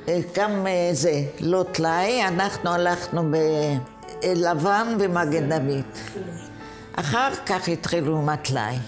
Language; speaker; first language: Hebrew; non-native, fluent; Yiddish